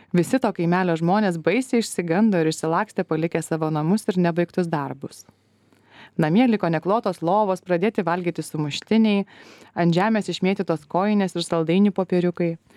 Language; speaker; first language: Lithuanian; native; Lithuanian